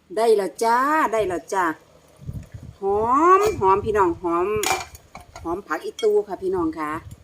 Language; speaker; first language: Thai; native; Thai